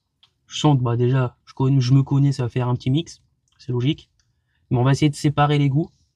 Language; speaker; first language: French; native; French